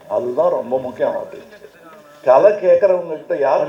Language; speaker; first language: Tamil; native; Tamil